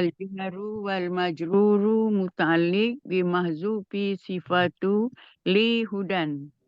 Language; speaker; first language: Arabic; non-native, learner; Indonesian